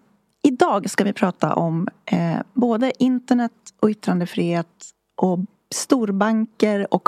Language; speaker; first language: Swedish; native; Swedish